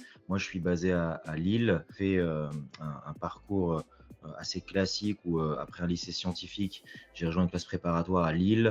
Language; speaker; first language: French; native; French